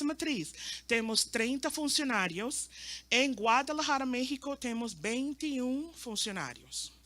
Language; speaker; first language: Portuguese; non-native, learner; Spanish